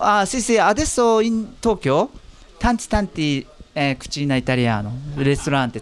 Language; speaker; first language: Italian; non-native, learner; Japanese